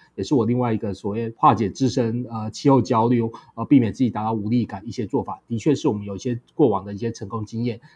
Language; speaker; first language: Chinese; native; Chinese